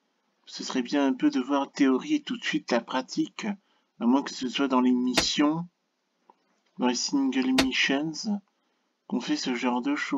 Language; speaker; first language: French; native; French